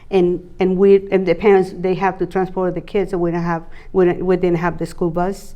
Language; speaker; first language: English; non-native, fluent; Spanish